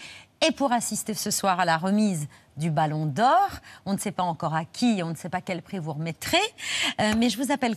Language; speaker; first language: French; native; French